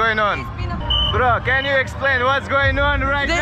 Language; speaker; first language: English; non-native, learner; Russian